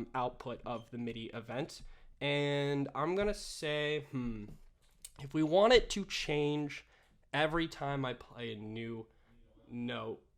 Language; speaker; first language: English; native; English